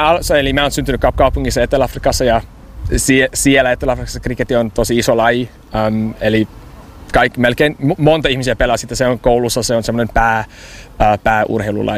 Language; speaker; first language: Finnish; early bilingual, heritage; English